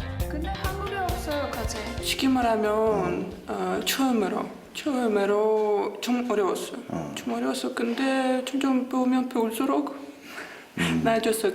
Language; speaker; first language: Korean; non-native, learner; Russian